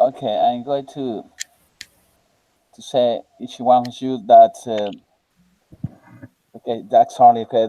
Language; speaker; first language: English; non-native, learner; Spanish